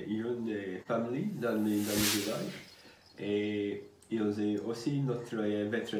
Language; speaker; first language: French; non-native, learner; English